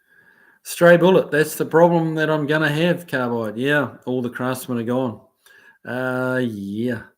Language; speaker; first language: English; native; English